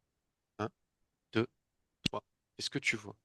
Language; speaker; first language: French; native; French